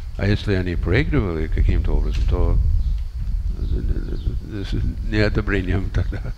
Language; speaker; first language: Russian; non-native, fluent; English